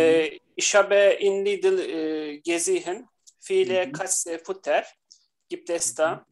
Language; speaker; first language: German; non-native, learner; Turkish